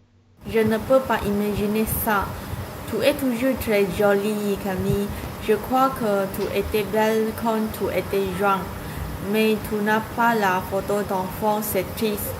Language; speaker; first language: French; non-native, learner; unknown